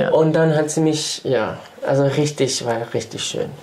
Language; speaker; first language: German; non-native, fluent; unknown